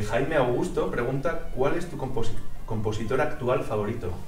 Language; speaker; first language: Spanish; native; Spanish